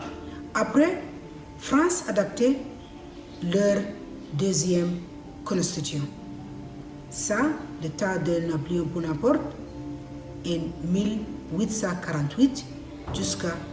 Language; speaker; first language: French; non-native, learner; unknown